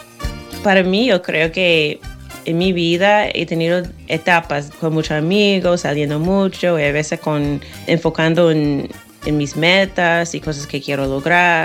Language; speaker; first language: Spanish; non-native, fluent; English